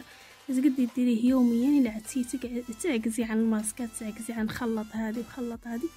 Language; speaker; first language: Arabic; native; Arabic